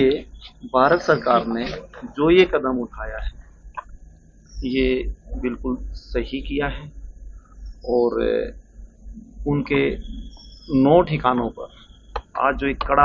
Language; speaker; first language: Hindi; native; Hindi